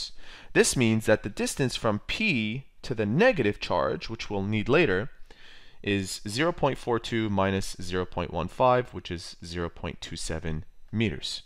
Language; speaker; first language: English; native; English